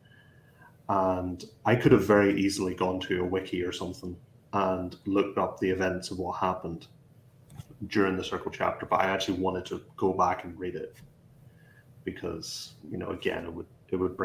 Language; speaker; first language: English; native; English